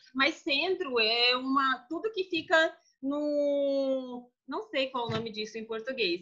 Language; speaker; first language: Portuguese; non-native, fluent; Russian